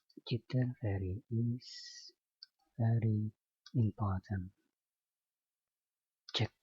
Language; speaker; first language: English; non-native, fluent; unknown